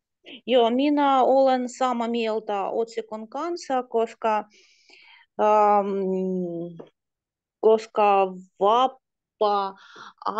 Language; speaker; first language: Finnish; non-native, learner; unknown